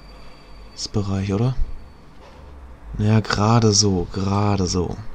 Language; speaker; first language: German; native; German